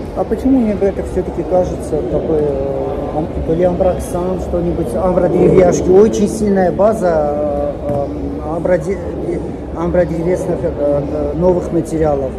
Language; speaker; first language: Russian; non-native, local second language; Armenian